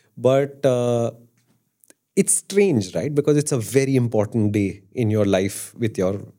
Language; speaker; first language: English; non-native, local second language; Hindi